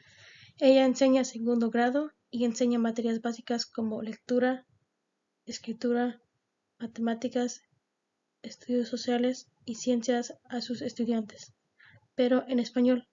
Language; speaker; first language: Spanish; early bilingual, heritage; Spanish